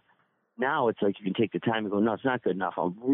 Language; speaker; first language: English; native; English